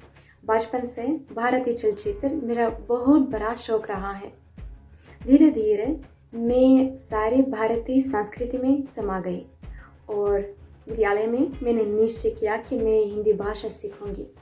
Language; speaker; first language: Hindi; non-native, fluent; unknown